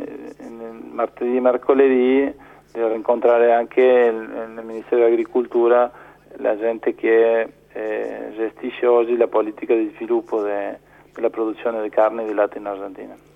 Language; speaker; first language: Italian; non-native, fluent; Spanish